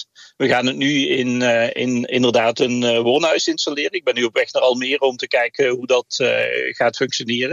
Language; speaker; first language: Dutch; native; Dutch